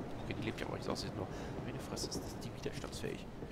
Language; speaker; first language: German; native; German